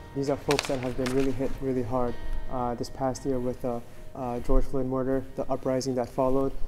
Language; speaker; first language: English; native; English